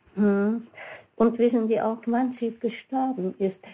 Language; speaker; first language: German; native; German